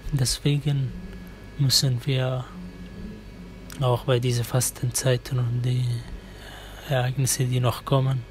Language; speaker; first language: German; non-native, fluent; Arabic